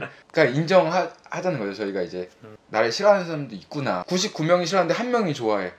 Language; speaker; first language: Korean; native; Korean